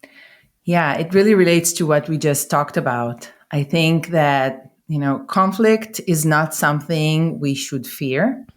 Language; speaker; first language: English; non-native, fluent; Hebrew